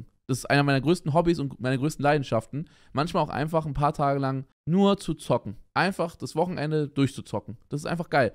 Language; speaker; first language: German; native; German